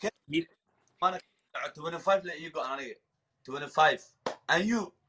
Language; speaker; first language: English; non-native, learner; Somali